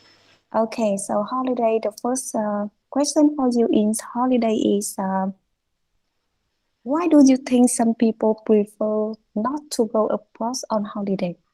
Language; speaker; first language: English; non-native, fluent; Vietnamese